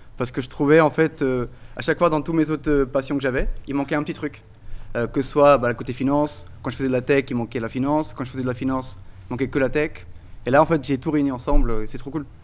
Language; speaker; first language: French; non-native, fluent; Portuguese